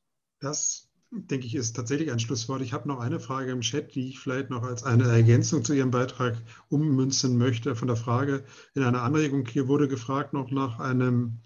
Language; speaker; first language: German; native; German